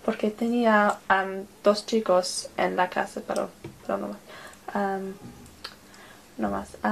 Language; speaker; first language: Spanish; non-native, learner; English